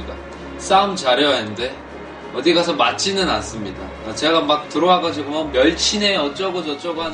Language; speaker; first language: Korean; native; Korean